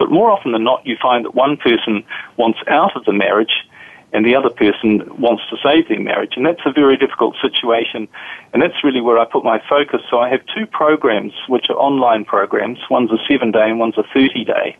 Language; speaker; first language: English; native; English